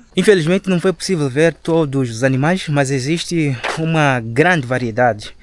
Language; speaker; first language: Portuguese; non-native, local second language; Shona